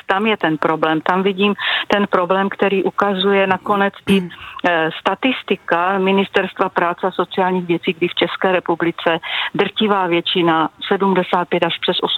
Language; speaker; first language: Czech; native; Czech